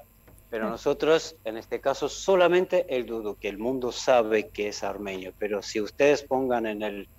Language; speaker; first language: Spanish; non-native, fluent; Armenian